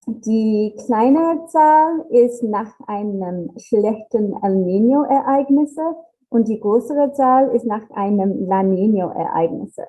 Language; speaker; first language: German; non-native, learner; English